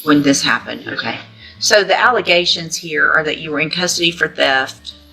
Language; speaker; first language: English; native; English